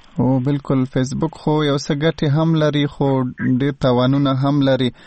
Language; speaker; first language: Pashto; native; Pashto